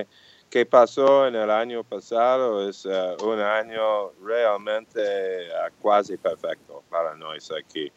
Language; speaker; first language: Portuguese; non-native, fluent; English